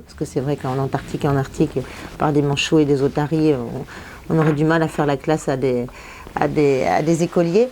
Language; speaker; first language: French; native; French